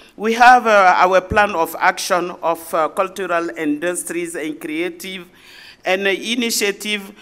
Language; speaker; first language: English; non-native, learner; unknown